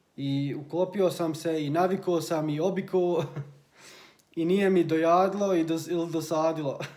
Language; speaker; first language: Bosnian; early bilingual, heritage; Bosnian